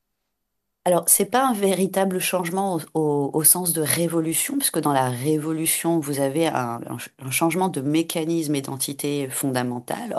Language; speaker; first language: French; native; French